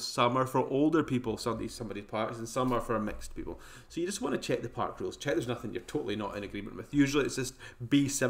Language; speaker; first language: English; native; English